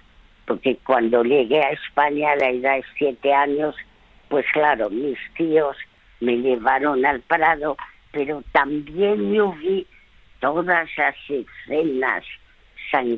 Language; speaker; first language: Spanish; early bilingual, other home language; French